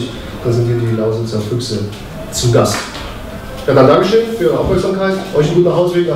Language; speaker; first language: German; native; German